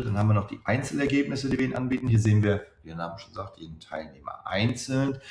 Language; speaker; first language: German; native; German